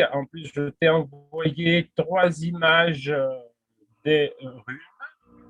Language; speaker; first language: French; non-native, fluent; Russian